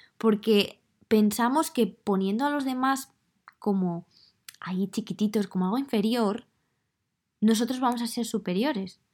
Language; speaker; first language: Spanish; native; Spanish